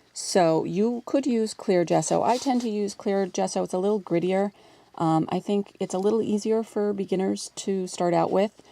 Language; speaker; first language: English; native; English